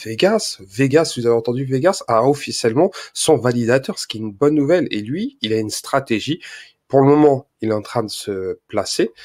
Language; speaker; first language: French; native; French